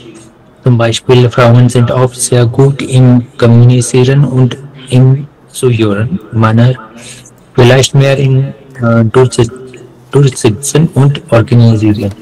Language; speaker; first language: German; non-native, learner; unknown